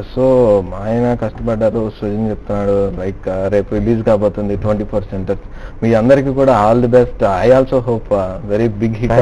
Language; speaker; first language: Telugu; native; Telugu